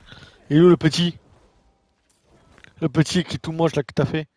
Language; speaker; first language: French; native; French